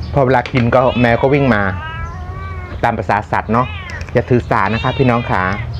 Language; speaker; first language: Thai; non-native, local second language; Khmer